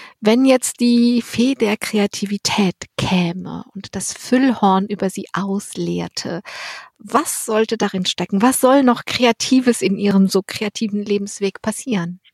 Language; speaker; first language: German; native; German